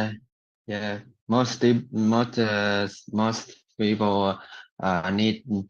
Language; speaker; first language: English; non-native, learner; Vietnamese